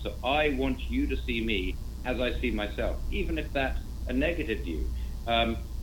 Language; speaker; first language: English; native; English